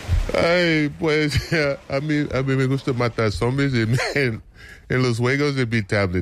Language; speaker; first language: Spanish; non-native, fluent; English